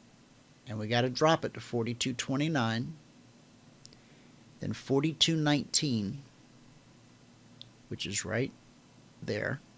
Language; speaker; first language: English; native; English